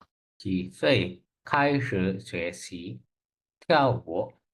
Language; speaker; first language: Chinese; non-native, learner; Indonesian